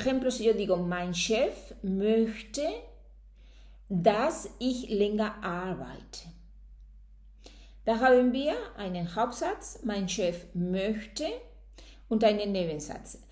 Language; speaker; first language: German; non-native, fluent; Spanish